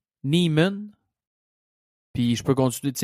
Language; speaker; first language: French; native; French